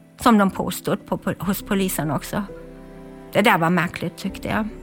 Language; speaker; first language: Swedish; non-native, fluent; German